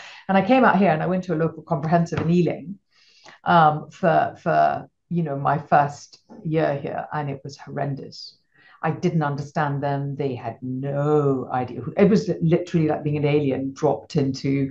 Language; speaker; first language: English; non-native, local second language; Punjabi